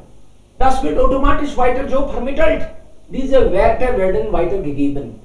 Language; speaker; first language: German; non-native, learner; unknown